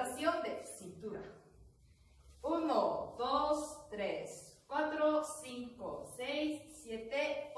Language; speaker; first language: Spanish; non-native, learner; Korean